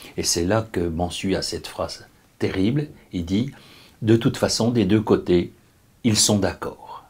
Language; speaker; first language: French; native; French